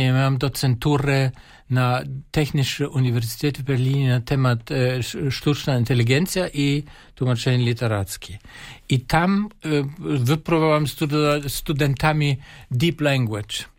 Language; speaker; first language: Polish; non-native, fluent; German